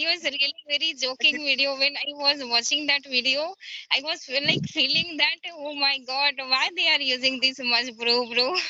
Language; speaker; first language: English; non-native, learner; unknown